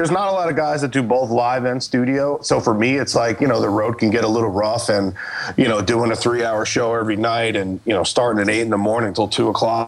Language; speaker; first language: English; native; English